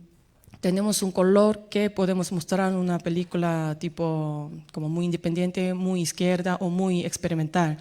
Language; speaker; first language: Spanish; non-native, learner; Korean